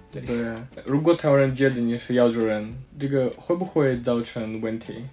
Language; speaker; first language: Chinese; non-native, fluent; Russian